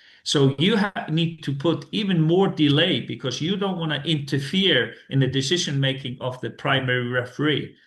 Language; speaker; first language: English; non-native, fluent; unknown